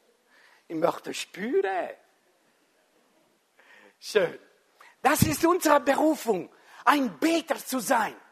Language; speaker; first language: German; non-native, fluent; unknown